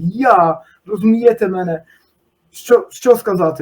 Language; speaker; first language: Polish; non-native, learner; Ukrainian